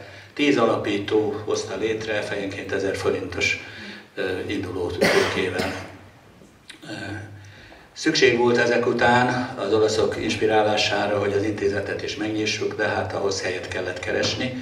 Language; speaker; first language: Hungarian; native; Hungarian